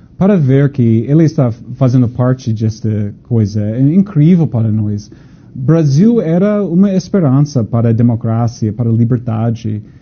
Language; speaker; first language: Portuguese; non-native, fluent; English